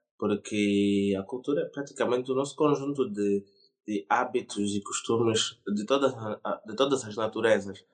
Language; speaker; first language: Portuguese; native; Portuguese